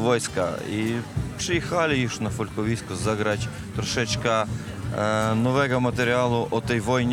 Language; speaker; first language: Polish; non-native, learner; Ukrainian